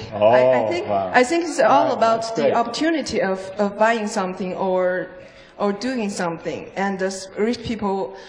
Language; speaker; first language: English; non-native, fluent; Chinese